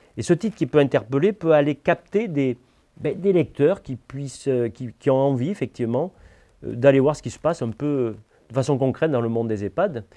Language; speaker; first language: French; native; French